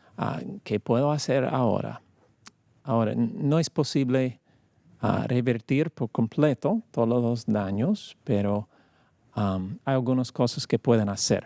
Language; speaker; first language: Spanish; non-native, fluent; English